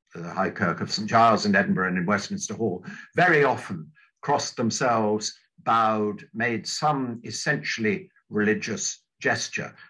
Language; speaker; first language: English; native; English